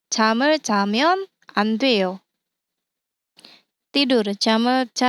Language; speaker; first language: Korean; non-native, fluent; Indonesian